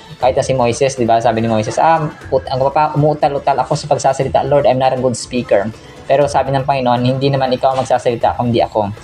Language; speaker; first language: Filipino; non-native, local second language; Hiligaynon